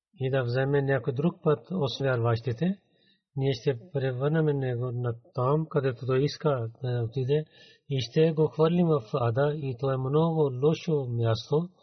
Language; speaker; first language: Bulgarian; non-native, learner; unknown